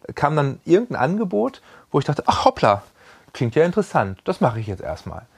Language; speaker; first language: German; native; German